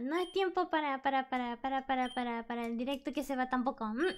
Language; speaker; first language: Spanish; non-native, learner; English